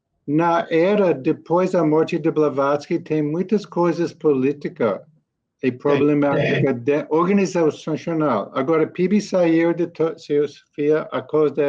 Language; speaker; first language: Portuguese; non-native, learner; English